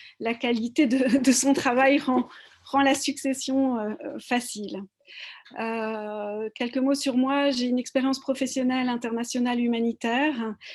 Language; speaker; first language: French; native; French